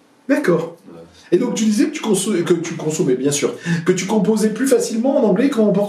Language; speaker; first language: French; native; French